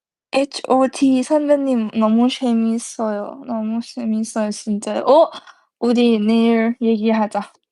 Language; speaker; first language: Korean; non-native, learner; Thai